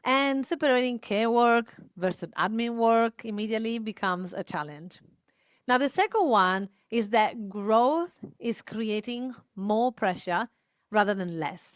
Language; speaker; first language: English; non-native, fluent; Italian